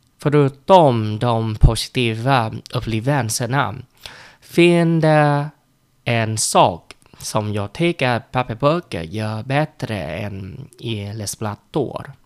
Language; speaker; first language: Swedish; non-native, learner; Vietnamese